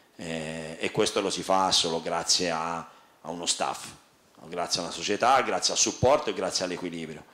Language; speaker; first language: Italian; native; Italian